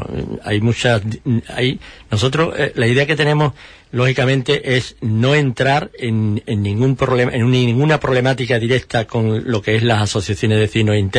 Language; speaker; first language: Spanish; native; Spanish